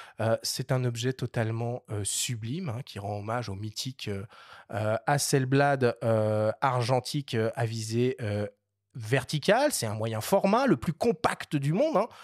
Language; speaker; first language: French; native; French